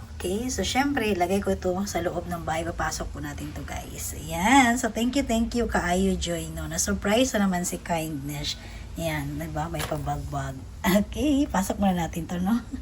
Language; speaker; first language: Filipino; non-native, local second language; Hiligaynon